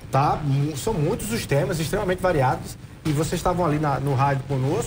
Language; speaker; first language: Portuguese; native; Portuguese